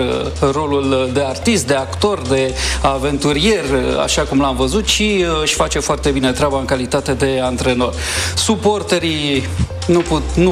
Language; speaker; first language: Romanian; native; Romanian